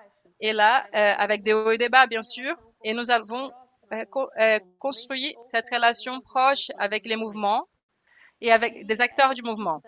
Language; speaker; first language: French; non-native, fluent; Portuguese